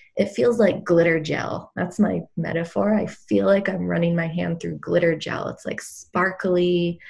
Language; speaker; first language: English; native; English